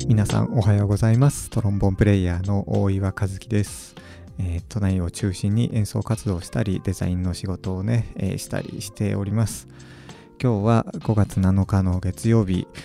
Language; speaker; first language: Japanese; native; Japanese